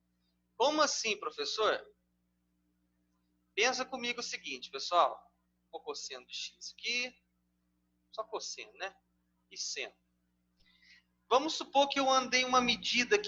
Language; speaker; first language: Portuguese; native; Portuguese